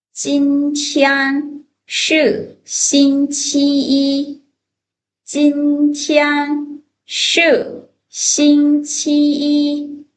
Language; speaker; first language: Chinese; non-native, fluent; Lao